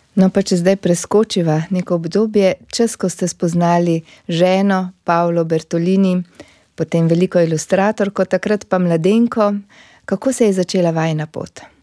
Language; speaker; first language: Slovenian; native; Slovenian